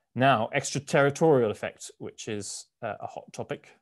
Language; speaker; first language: English; native; English